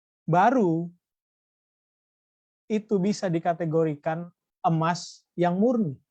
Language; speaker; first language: Indonesian; native; Indonesian